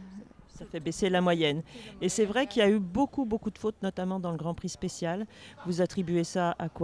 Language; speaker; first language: French; native; French